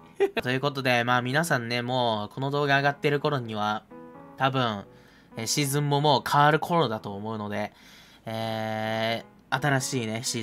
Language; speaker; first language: Japanese; native; Japanese